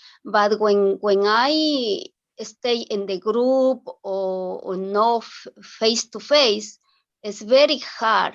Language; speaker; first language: English; non-native, learner; Spanish